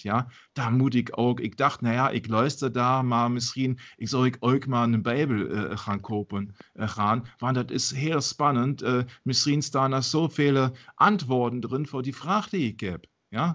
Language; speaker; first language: Dutch; non-native, learner; German